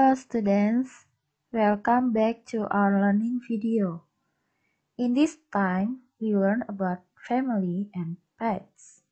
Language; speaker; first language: English; non-native, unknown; Indonesian